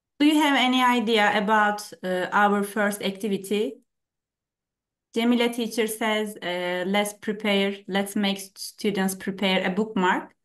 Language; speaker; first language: English; non-native, fluent; Turkish